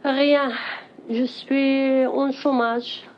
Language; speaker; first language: French; non-native, learner; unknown